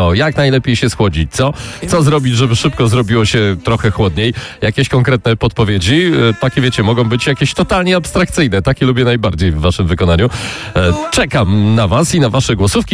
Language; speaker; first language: Polish; native; Polish